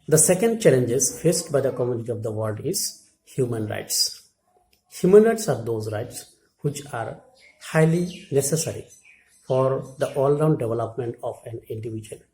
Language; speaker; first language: English; non-native, local second language; Assamese